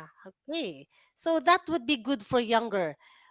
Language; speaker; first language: English; non-native, fluent; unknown